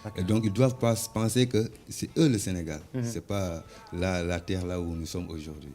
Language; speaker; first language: French; non-native, local second language; Wolof